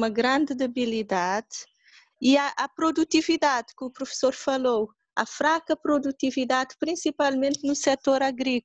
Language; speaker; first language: Portuguese; non-native, local second language; Kabuverdianu